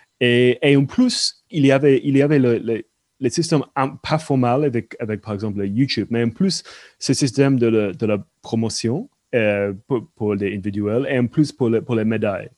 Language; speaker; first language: French; non-native, fluent; English